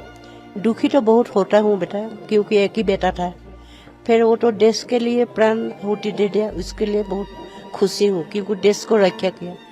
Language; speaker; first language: Hindi; non-native, local second language; Assamese